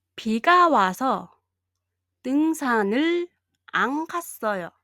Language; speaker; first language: Korean; non-native, fluent; Mongolian